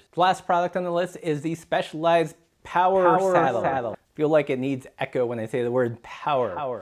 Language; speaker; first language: English; native; English